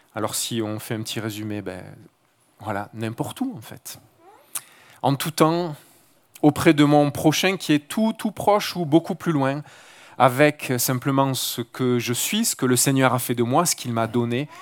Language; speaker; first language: French; native; French